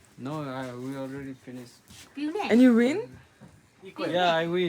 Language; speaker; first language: English; non-native, learner; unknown